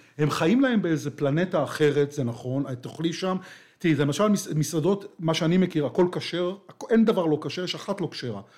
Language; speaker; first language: Hebrew; native; Hebrew